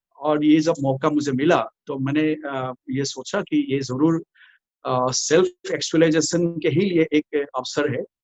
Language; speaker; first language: Hindi; non-native, local second language; Assamese